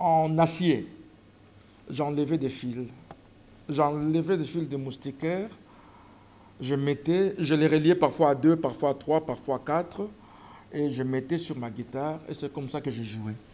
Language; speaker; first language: French; non-native, local second language; Lingala